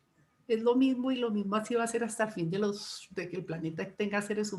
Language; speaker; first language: Spanish; native; Spanish